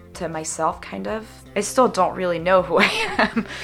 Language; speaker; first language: English; non-native, fluent; French